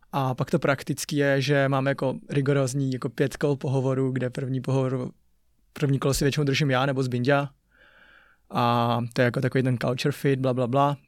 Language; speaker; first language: Czech; early bilingual, other home language; Chinese